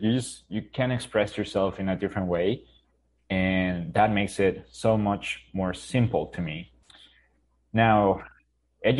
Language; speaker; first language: English; non-native, fluent; Spanish